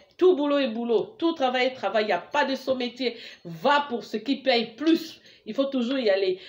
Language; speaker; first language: French; non-native, local second language; Lingala